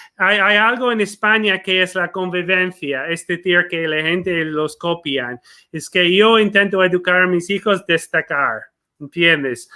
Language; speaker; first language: Spanish; non-native, fluent; English